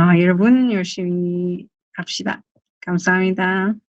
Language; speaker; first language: Korean; non-native, learner; Arabic